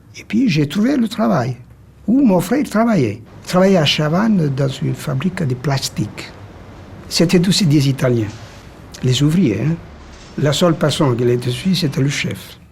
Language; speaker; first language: French; non-native, fluent; Italian